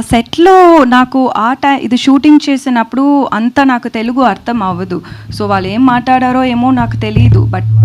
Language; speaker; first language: Telugu; non-native, learner; Tamil